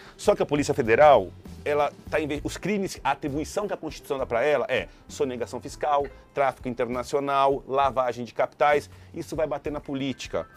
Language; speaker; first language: Portuguese; native; Portuguese